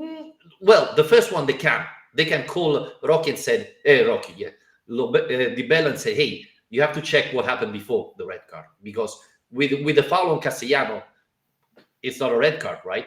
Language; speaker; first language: English; non-native, fluent; Italian